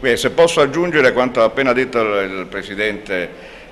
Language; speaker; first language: Italian; native; Italian